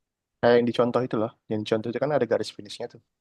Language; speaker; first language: Indonesian; native; Indonesian